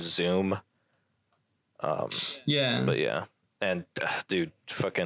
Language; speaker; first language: English; native; English